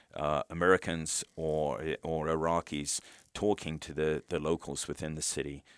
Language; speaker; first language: English; native; English